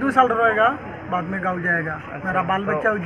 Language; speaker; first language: Hindi; non-native, local second language; Bangla